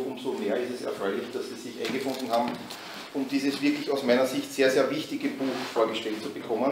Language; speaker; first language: German; native; German